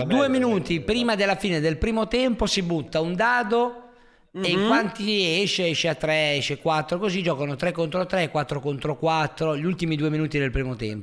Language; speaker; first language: Italian; native; Italian